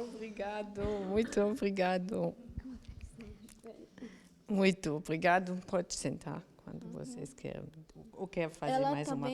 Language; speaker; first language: Portuguese; non-native, learner; German